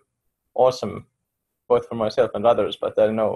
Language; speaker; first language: English; non-native, fluent; Finnish